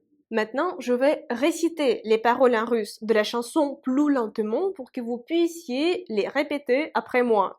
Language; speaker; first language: French; non-native, fluent; Russian